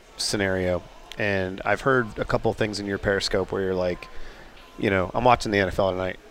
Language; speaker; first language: English; native; English